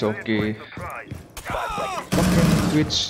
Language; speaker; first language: English; non-native, learner; Bodo